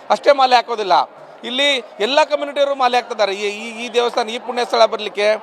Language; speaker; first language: Kannada; non-native, local second language; Lambadi